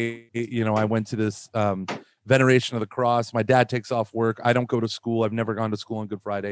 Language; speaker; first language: English; native; English